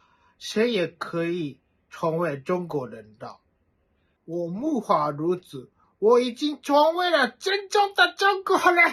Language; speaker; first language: Chinese; non-native, fluent; Japanese